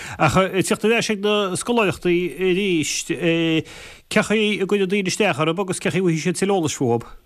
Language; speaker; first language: Irish; native; Irish